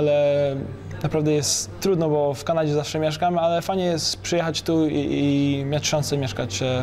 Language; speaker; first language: Polish; early bilingual, heritage; English